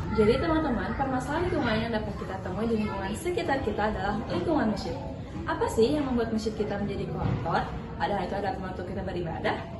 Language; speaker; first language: Indonesian; native; Indonesian